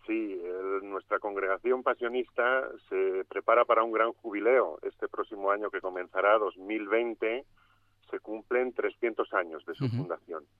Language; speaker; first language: Spanish; native; Spanish